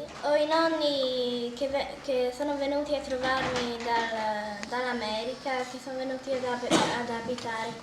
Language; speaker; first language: Italian; early bilingual, other home language; English